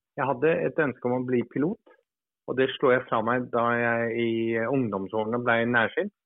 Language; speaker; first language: Norwegian; early bilingual, other home language; English